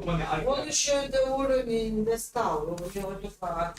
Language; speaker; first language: Russian; non-native, learner; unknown